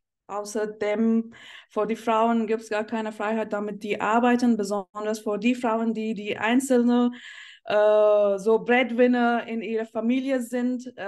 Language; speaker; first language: German; non-native, fluent; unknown